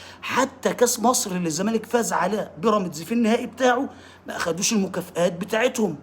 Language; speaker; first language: Arabic; native; Arabic